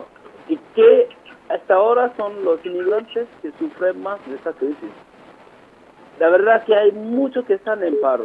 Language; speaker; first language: Spanish; non-native, fluent; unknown